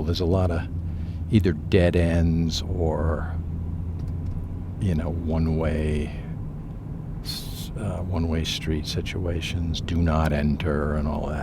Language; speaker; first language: English; native; English